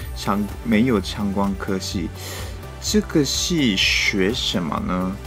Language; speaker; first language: Chinese; non-native, fluent; Japanese